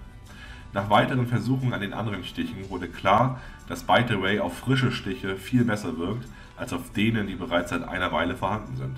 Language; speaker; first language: German; native; German